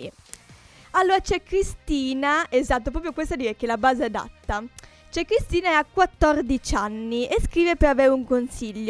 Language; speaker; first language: Italian; native; Italian